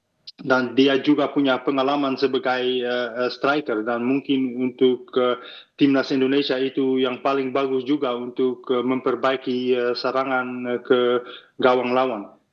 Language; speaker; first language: Indonesian; non-native, fluent; Dutch